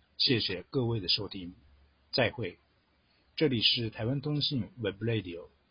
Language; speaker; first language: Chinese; non-native, fluent; Japanese